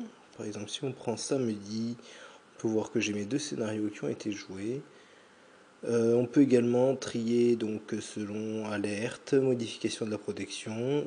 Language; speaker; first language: French; native; French